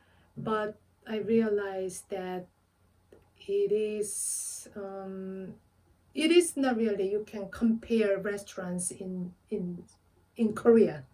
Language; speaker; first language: English; non-native, fluent; Korean